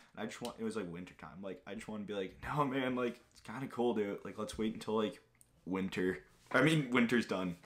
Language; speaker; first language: English; non-native, fluent; Greek